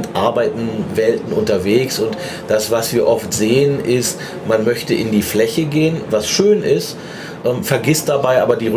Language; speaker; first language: German; native; German